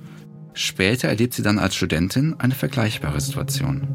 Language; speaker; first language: German; native; German